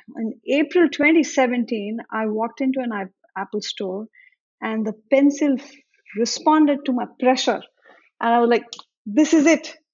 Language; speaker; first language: English; non-native, local second language; Marathi